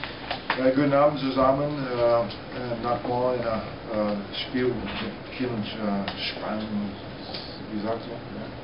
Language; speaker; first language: German; non-native, learner; English